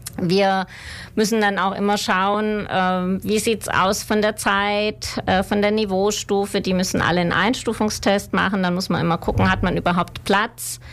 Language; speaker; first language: German; native; German